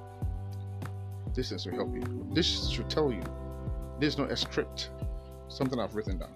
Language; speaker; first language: English; non-native, local second language; Akan